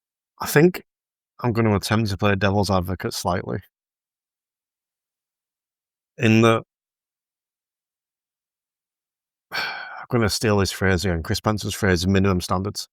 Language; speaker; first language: English; native; English